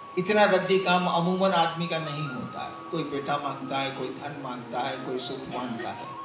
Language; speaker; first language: Hindi; native; Hindi